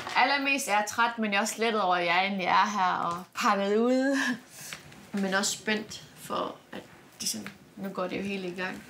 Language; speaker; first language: Danish; early bilingual, other home language; Persian